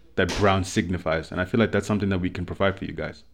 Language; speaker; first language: English; native; English